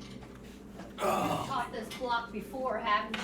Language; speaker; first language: English; native; English